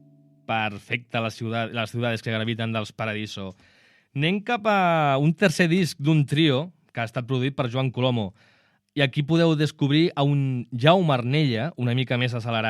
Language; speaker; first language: Catalan; native; Catalan